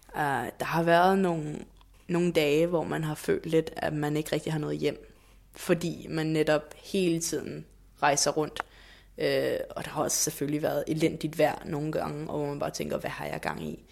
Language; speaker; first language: Danish; native; Danish